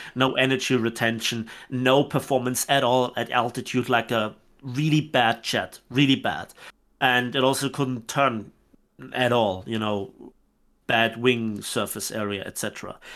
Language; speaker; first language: English; non-native, fluent; German